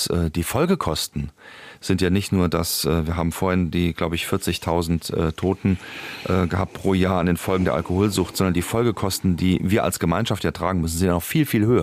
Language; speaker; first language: German; native; German